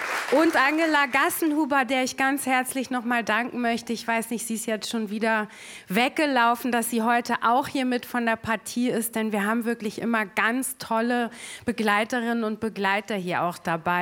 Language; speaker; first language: German; native; German